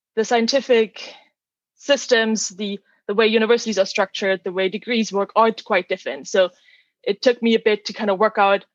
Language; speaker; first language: English; non-native, fluent; German